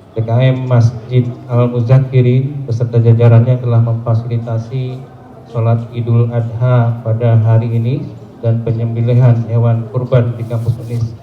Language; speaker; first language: Indonesian; native; Indonesian